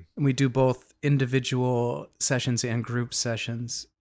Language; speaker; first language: English; native; English